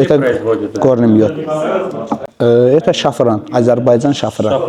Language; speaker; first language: Russian; non-native, local second language; Azerbaijani